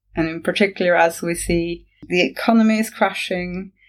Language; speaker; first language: English; non-native, fluent; Norwegian